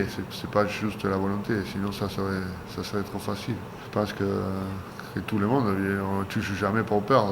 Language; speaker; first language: French; non-native, fluent; Spanish